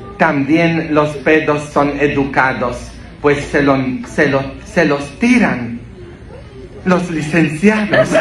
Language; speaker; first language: Spanish; non-native, fluent; Polish